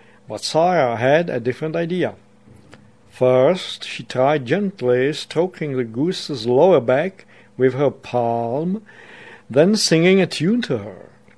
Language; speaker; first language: English; non-native, fluent; Czech